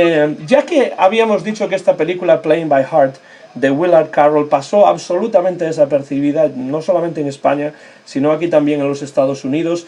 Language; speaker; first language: Spanish; native; Spanish